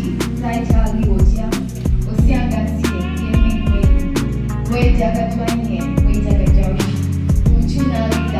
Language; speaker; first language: Chinese; non-native, learner; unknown